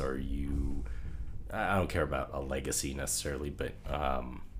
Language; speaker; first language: English; native; English